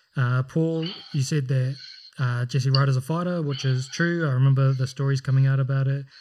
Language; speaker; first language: English; native; English